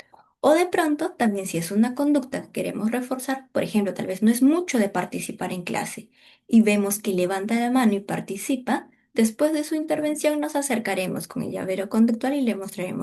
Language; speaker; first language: Spanish; native; Spanish